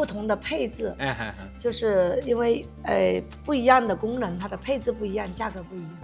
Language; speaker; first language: Chinese; native; Chinese